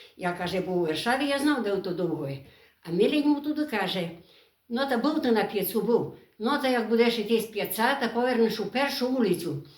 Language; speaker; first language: Ukrainian; native; Ukrainian